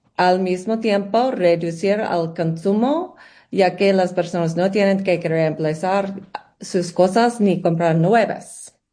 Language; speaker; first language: Spanish; non-native, learner; English